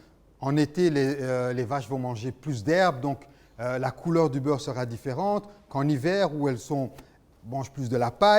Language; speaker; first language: French; native; French